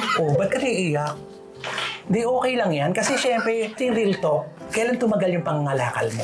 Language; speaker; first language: Filipino; native; Filipino